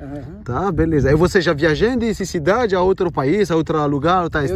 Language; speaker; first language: Portuguese; non-native, learner; French